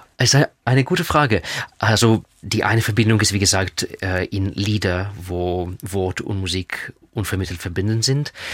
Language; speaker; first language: German; non-native, fluent; Russian